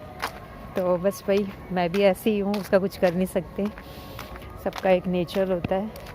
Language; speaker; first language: Hindi; native; Hindi